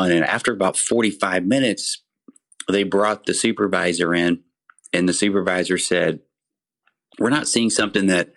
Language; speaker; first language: English; native; English